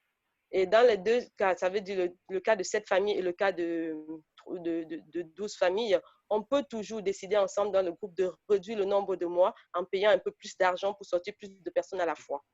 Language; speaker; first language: French; native; French